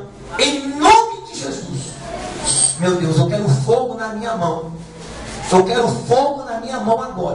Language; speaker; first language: Portuguese; native; Portuguese